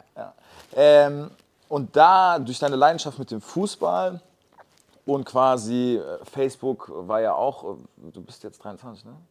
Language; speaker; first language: German; native; German